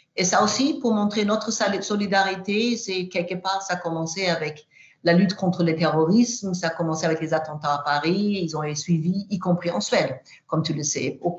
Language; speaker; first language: French; non-native, fluent; Swedish